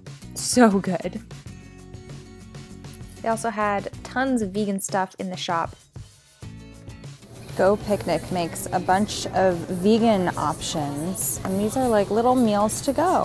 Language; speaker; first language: English; native; English